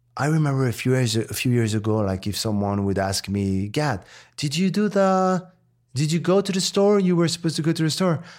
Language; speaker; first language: English; non-native, fluent; Arabic